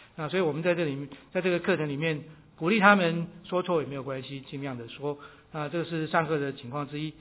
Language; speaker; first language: Chinese; native; Chinese